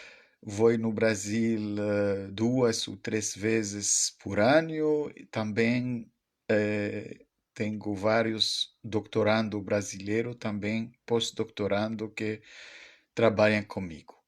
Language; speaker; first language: Portuguese; non-native, fluent; French